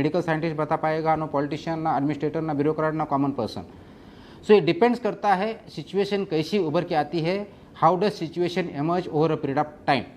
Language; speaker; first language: Hindi; non-native, local second language; Marathi